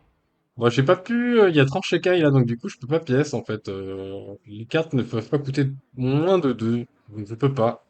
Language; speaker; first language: French; native; French